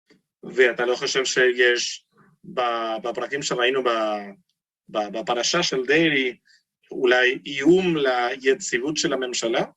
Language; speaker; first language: Hebrew; non-native, fluent; Spanish